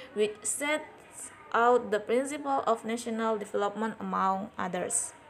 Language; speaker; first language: English; non-native, learner; Indonesian